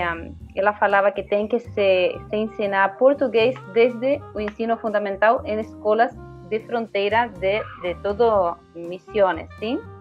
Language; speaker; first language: Portuguese; non-native, fluent; Spanish